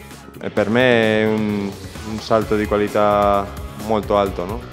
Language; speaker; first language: Italian; non-native, learner; Spanish